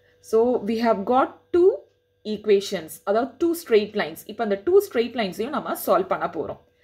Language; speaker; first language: English; non-native, local second language; Tamil